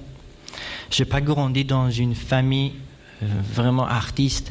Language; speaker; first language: French; non-native, fluent; Persian